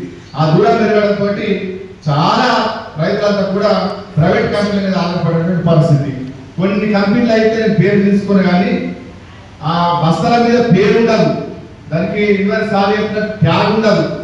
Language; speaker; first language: Telugu; native; Telugu